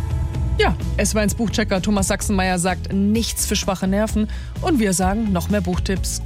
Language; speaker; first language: German; native; German